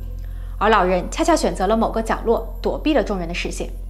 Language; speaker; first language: Chinese; native; Chinese